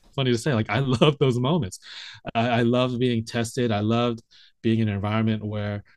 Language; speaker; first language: English; native; English